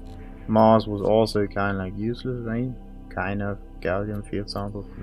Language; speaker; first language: English; non-native, fluent; German